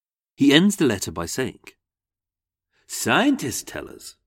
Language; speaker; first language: English; native; English